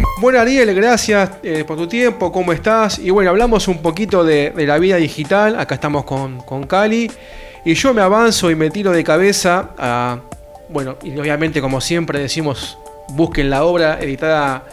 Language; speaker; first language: Spanish; native; Spanish